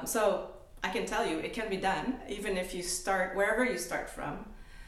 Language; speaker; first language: English; native; English